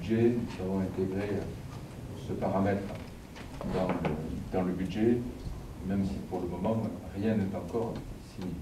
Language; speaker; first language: French; native; French